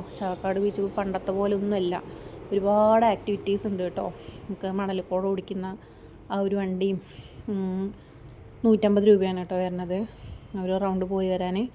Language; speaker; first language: Malayalam; native; Malayalam